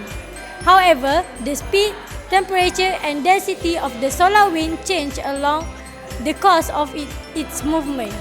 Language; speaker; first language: English; non-native, local second language; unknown